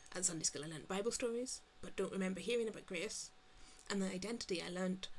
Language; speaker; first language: English; native; English